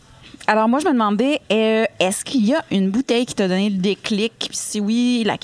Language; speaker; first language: French; native; French